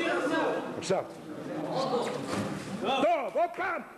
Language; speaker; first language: Hebrew; non-native, fluent; Russian